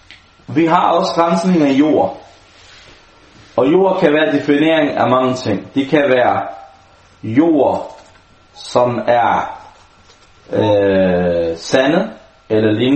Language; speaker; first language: Danish; non-native, local second language; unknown